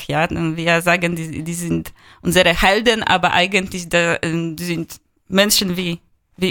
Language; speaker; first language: German; non-native, fluent; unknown